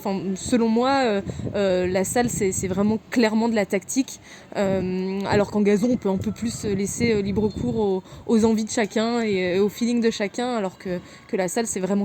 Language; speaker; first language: French; native; French